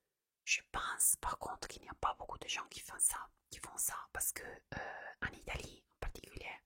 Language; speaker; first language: French; non-native, fluent; Italian